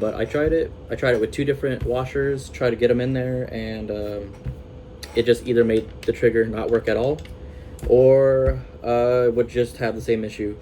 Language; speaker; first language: English; native; English